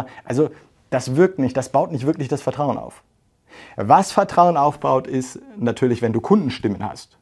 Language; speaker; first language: German; native; German